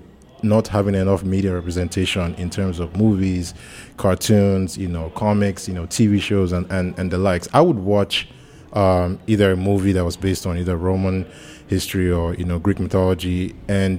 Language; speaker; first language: English; non-native, local second language; Yoruba